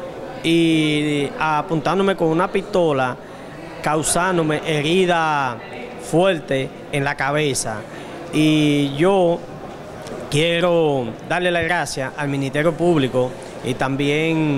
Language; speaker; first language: Spanish; native; Spanish